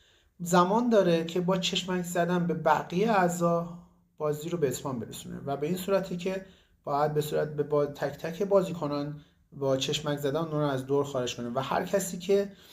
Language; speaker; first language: Persian; native; Persian